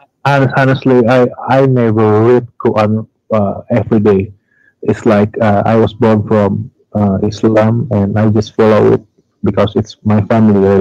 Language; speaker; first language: English; non-native, learner; Indonesian